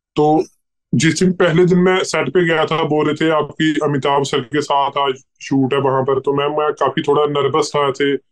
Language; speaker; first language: Hindi; native; Hindi